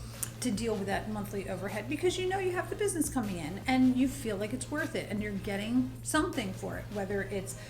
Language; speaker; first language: English; native; English